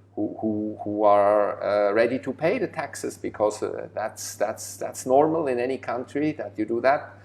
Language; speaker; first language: English; non-native, fluent; German